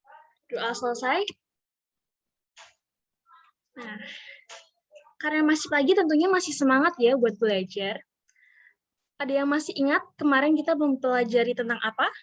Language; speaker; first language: Indonesian; native; Indonesian